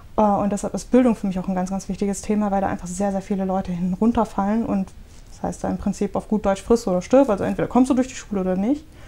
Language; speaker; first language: German; early bilingual, other home language; Russian